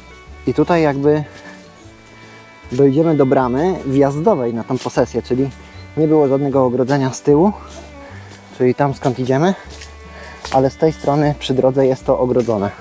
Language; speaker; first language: Polish; native; Polish